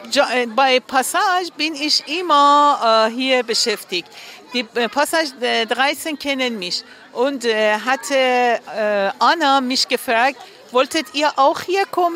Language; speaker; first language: German; non-native, learner; Persian